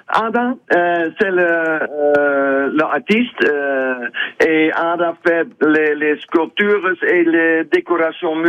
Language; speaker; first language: French; non-native, learner; Dutch